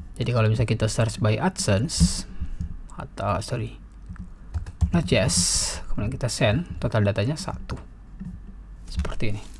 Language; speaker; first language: Indonesian; native; Indonesian